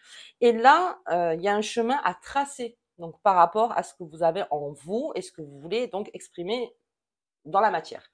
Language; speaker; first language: French; native; French